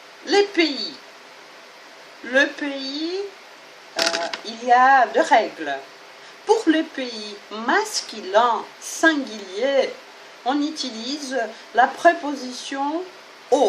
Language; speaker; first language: French; non-native, fluent; Portuguese